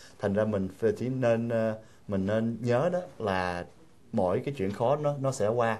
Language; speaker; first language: Vietnamese; early bilingual, heritage; Vietnamese